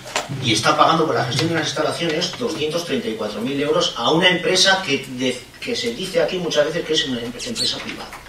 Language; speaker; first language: Spanish; native; Spanish